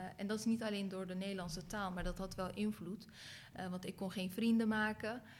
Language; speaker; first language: Dutch; early bilingual, other home language; Turkish